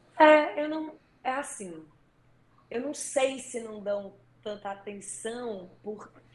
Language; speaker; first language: Portuguese; native; Portuguese